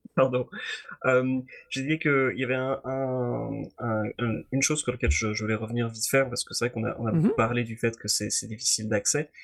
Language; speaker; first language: French; native; French